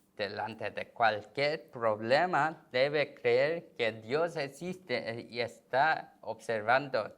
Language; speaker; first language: Spanish; non-native, learner; Korean